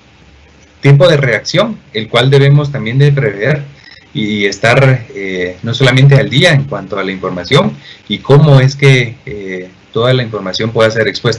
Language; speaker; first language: Spanish; native; Spanish